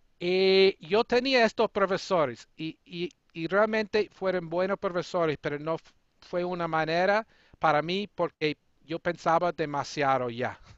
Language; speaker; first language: Spanish; non-native, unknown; English